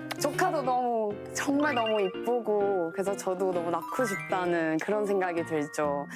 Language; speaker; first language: Korean; non-native, fluent; Chinese